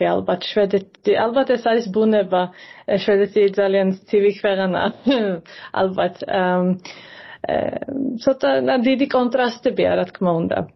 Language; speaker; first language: Georgian; early bilingual, heritage; Georgian